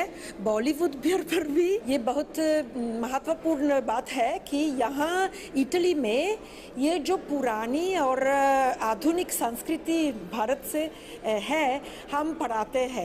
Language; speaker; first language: Hindi; non-native, fluent; Italian